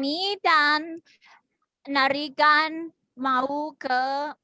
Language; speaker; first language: Indonesian; non-native, learner; Thai